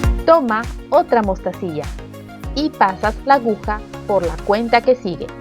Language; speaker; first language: Spanish; native; Spanish